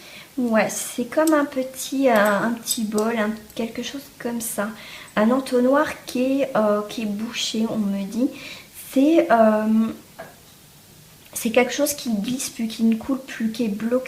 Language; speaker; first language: French; native; French